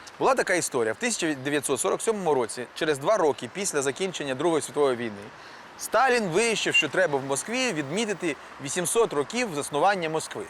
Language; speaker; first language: Ukrainian; native; Ukrainian